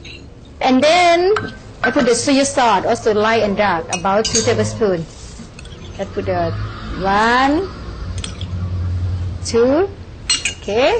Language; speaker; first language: English; non-native, learner; Thai